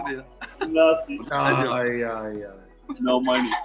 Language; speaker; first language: English; non-native, learner; Turkish